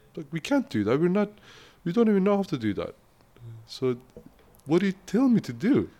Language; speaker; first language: English; non-native, fluent; Turkish